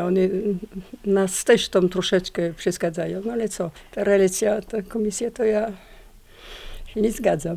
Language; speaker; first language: Polish; non-native, learner; French